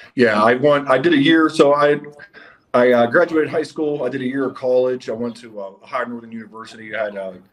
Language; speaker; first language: English; native; English